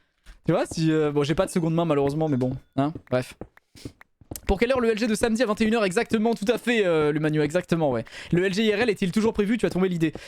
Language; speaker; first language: French; native; French